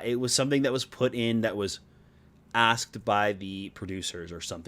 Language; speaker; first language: English; native; English